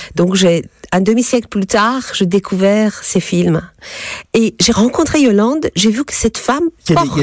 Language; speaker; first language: French; non-native, fluent; Persian